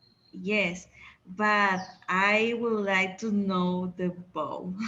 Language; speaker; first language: English; non-native, learner; Spanish